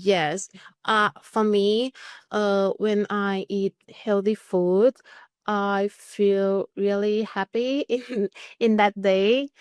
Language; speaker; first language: English; non-native, learner; Thai